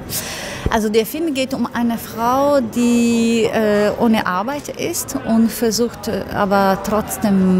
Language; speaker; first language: German; non-native, fluent; Italian